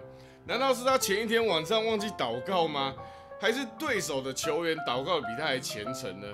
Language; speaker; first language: Chinese; native; Chinese